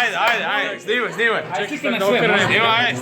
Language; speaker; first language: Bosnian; non-native, learner; English